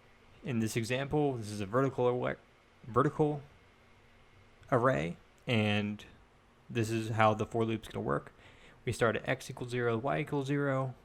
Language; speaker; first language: English; native; English